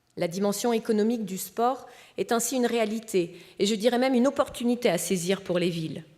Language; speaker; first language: French; early bilingual, other home language; Romanian